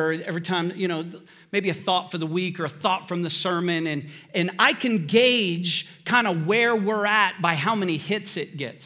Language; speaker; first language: English; native; English